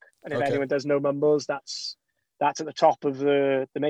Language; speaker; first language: English; native; English